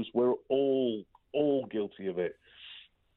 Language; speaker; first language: English; native; English